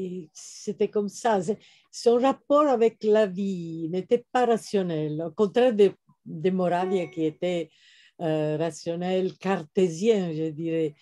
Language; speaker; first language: French; non-native, fluent; Italian